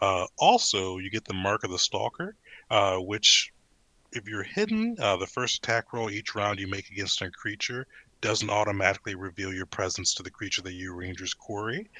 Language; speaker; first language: English; native; English